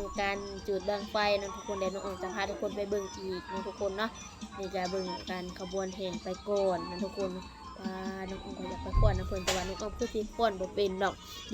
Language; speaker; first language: Thai; non-native, local second language; Lao